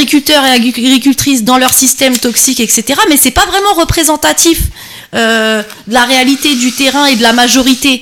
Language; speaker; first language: French; native; French